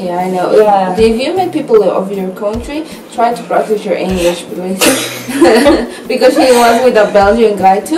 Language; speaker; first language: English; non-native, learner; Spanish